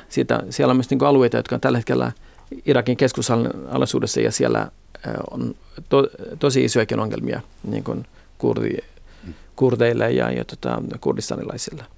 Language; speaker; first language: Finnish; non-native, fluent; Kurdish